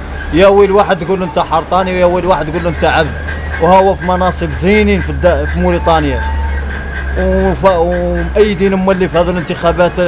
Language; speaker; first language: Arabic; native; Arabic